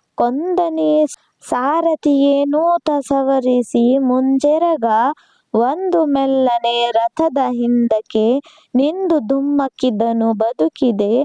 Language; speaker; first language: Kannada; non-native, local second language; Urdu